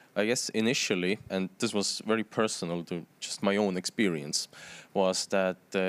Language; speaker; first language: English; non-native, fluent; Estonian